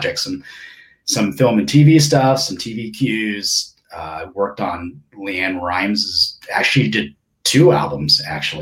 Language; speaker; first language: English; early bilingual, other home language; Japanese